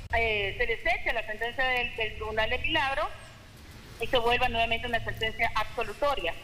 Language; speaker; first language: Spanish; native; Spanish